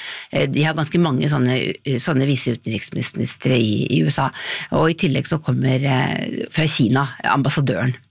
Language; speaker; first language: Norwegian; native; Norwegian